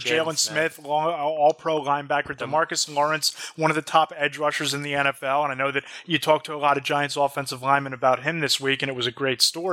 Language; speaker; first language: English; native; English